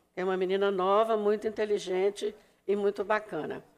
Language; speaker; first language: Portuguese; native; Portuguese